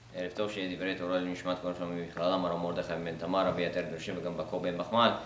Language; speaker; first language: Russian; early bilingual, heritage; Russian